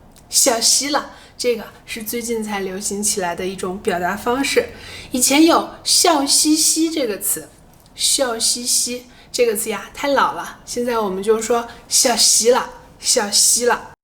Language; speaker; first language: Chinese; native; Chinese